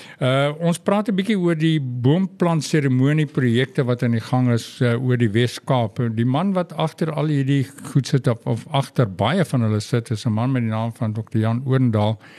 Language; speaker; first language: Afrikaans; non-native, local second language; English